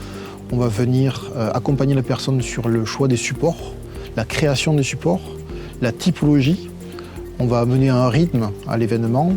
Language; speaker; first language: French; native; French